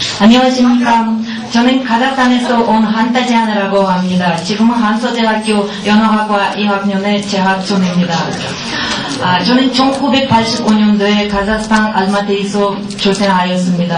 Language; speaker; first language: Korean; non-native, learner; Russian